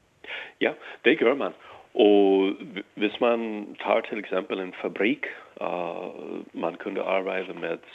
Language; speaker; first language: Danish; non-native, fluent; English